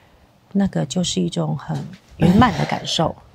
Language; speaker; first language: Chinese; native; Chinese